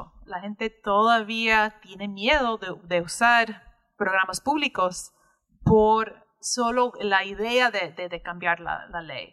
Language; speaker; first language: Spanish; early bilingual, heritage; English